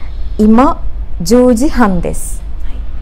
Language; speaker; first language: Japanese; non-native, learner; Sinhala